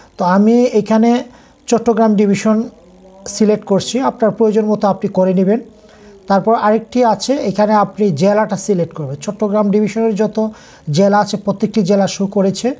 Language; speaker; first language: Bangla; native; Bangla